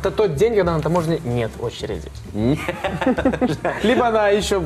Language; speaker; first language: Russian; native; Russian